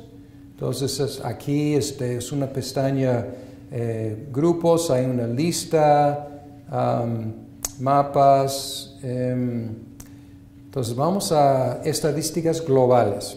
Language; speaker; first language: Spanish; non-native, fluent; English